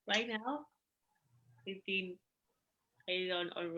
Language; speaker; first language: English; non-native, learner; Spanish